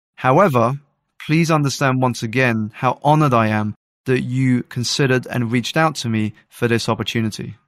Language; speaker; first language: English; native; English